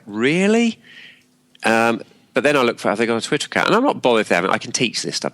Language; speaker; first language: English; native; English